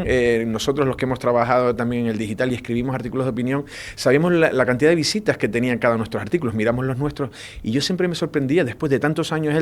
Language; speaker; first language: Spanish; native; Spanish